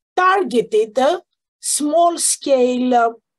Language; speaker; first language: English; non-native, fluent; Greek